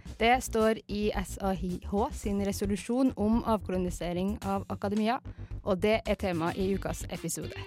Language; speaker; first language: Norwegian; native; Norwegian